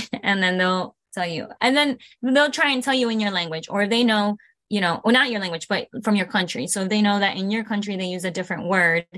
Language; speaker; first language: English; early bilingual, other home language; Spanish